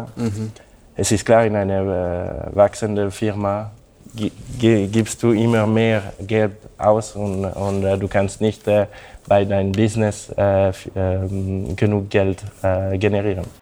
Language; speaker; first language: German; non-native, local second language; French